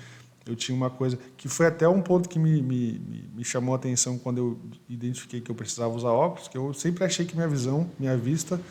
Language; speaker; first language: Portuguese; native; Portuguese